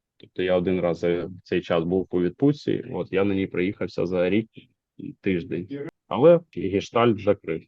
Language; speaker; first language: Ukrainian; native; Ukrainian